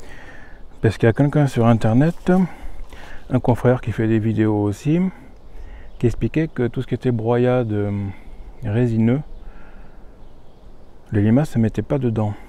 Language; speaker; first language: French; native; French